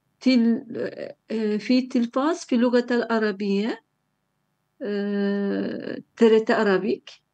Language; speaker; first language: Arabic; non-native, learner; Turkish